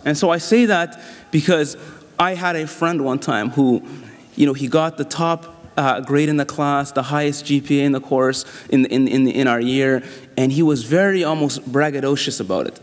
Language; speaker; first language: English; native; English